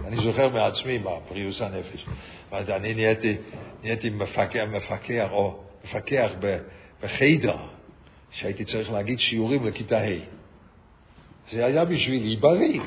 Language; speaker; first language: Hebrew; non-native, fluent; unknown